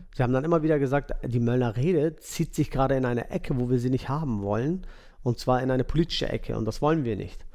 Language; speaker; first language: German; native; German